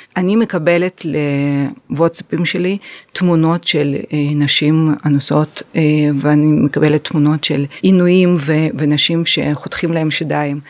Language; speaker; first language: Hebrew; non-native, fluent; Russian